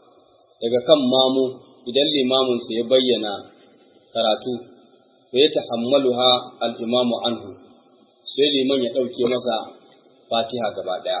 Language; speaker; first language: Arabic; non-native, fluent; Hausa